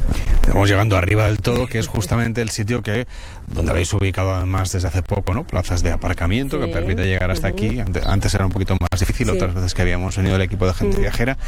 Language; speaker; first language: Spanish; native; Spanish